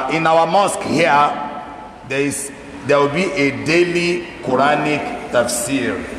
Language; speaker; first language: English; non-native, local second language; Yoruba